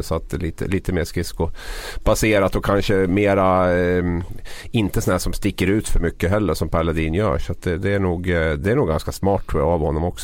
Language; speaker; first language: Swedish; native; Swedish